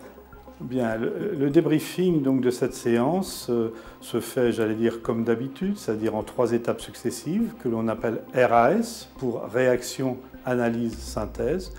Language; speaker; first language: French; native; French